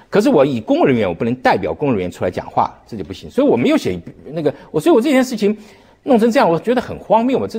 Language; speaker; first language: Chinese; native; Chinese